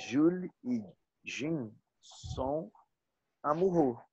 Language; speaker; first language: French; non-native, learner; Portuguese